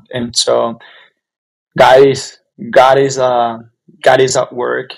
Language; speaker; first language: English; non-native, fluent; Spanish